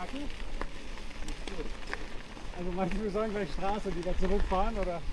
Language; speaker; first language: German; non-native, learner; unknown